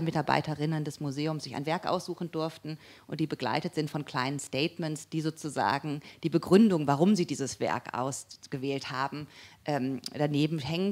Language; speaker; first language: German; native; German